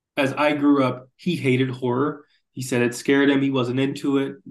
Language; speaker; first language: English; native; English